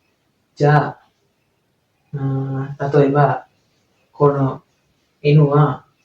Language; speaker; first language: Japanese; non-native, learner; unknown